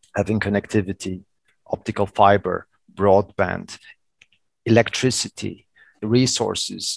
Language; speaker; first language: English; non-native, fluent; Portuguese